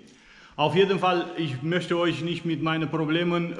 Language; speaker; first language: German; non-native, fluent; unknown